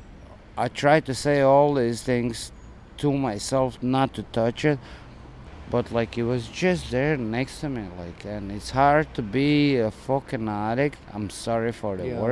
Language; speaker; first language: English; non-native, fluent; Croatian